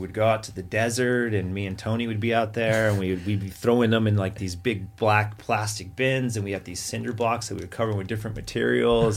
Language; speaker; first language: English; native; English